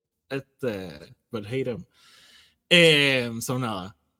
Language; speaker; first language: English; non-native, local second language; Spanish